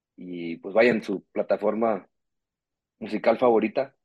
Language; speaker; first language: Spanish; native; Spanish